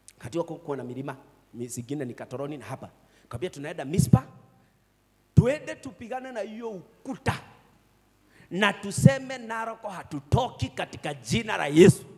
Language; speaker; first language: Swahili; non-native, local second language; Kikuyu